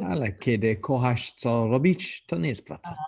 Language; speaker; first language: Polish; non-native, learner; English